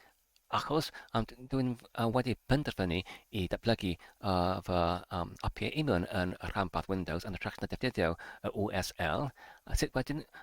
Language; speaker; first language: Welsh; non-native, learner; English